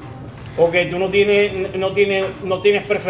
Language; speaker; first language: Spanish; native; Spanish